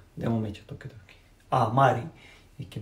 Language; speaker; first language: Japanese; non-native, learner; Serbian